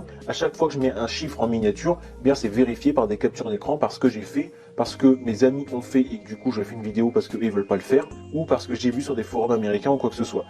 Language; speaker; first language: French; native; French